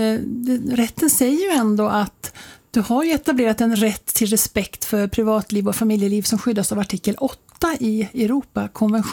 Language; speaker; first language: Swedish; native; Swedish